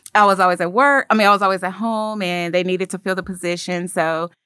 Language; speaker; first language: English; native; English